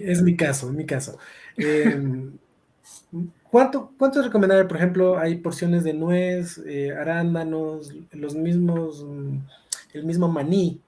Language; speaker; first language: Spanish; native; Spanish